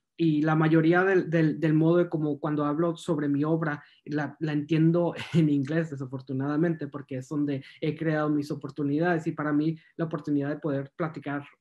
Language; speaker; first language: Spanish; native; Spanish